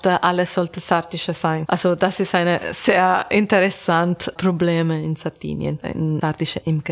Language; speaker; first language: German; non-native, learner; Italian